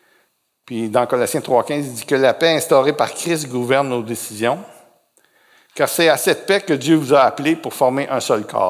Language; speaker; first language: French; native; French